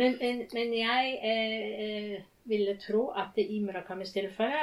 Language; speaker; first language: Norwegian; non-native, fluent; Japanese